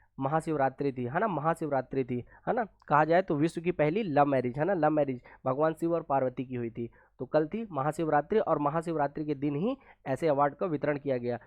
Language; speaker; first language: Hindi; native; Hindi